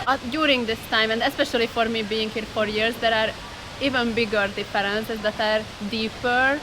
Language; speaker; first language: English; non-native, fluent; Hungarian